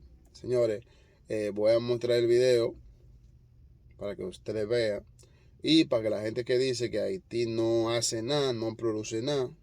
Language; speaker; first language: Spanish; non-native, fluent; Haitian Creole